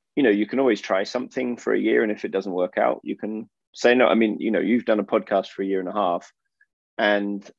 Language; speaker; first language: English; native; English